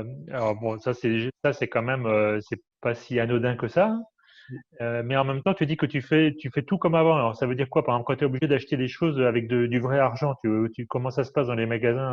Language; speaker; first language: French; native; French